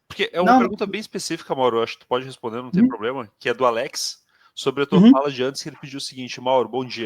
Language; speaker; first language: Portuguese; native; Portuguese